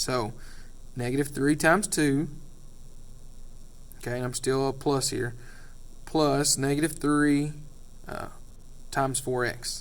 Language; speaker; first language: English; native; English